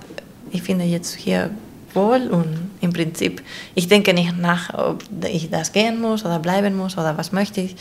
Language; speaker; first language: German; non-native, learner; Spanish